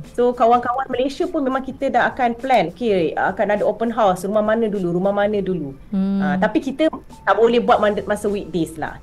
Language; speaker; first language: Malay; native; Malay